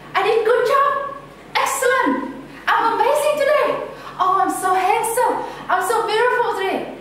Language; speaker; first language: English; non-native, learner; Vietnamese